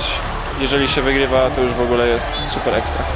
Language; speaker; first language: Polish; native; Polish